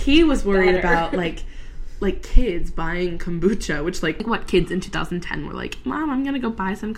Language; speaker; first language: English; native; English